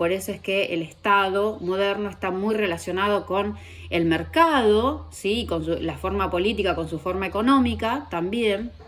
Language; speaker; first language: Spanish; native; Spanish